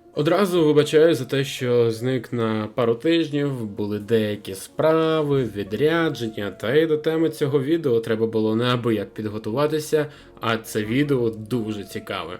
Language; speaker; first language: Ukrainian; native; Ukrainian